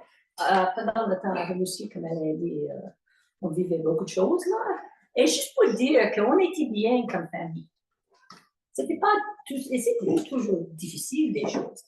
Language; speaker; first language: French; native; French